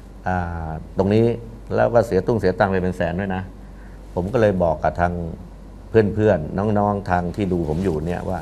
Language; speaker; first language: Thai; native; Thai